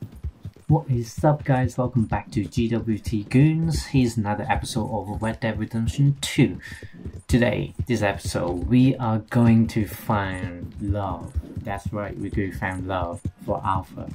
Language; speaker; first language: English; non-native, fluent; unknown